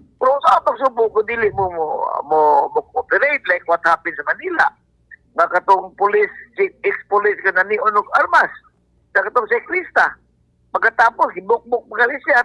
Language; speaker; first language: Cebuano; native; Cebuano